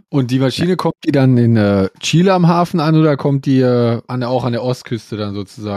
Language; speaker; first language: German; native; German